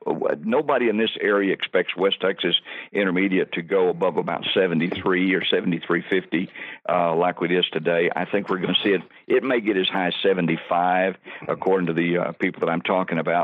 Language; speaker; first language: English; native; English